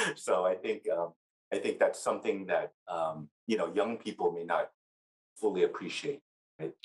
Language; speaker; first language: English; native; English